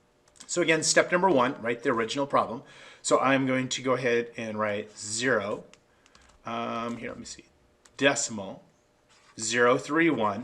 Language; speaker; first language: English; native; English